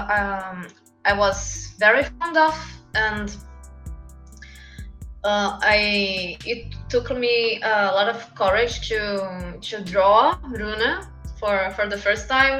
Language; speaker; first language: English; non-native, fluent; Portuguese